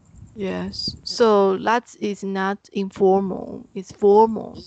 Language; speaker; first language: English; non-native, learner; Chinese